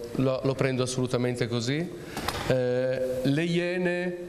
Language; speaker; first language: Italian; native; Italian